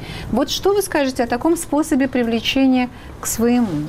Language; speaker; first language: Russian; native; Russian